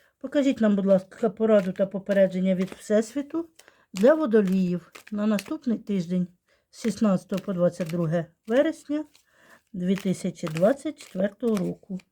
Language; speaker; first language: Ukrainian; non-native, local second language; Russian